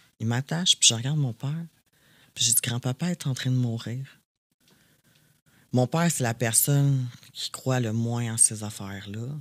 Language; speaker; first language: French; native; French